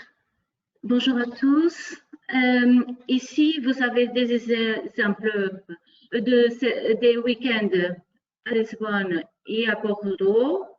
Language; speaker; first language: French; non-native, fluent; Portuguese